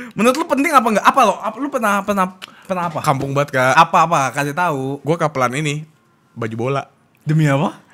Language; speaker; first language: Indonesian; native; Indonesian